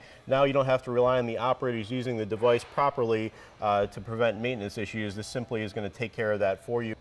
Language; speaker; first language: English; native; English